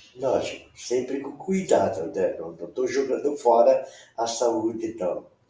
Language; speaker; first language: Portuguese; non-native, local second language; Venetian